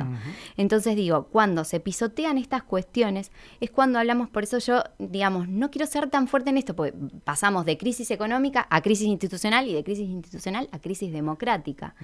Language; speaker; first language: Spanish; native; Spanish